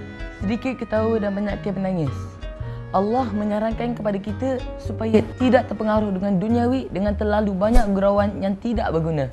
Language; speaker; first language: Malay; native; Malay